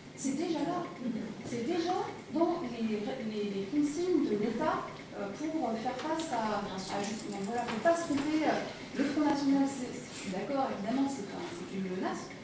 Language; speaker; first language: French; native; French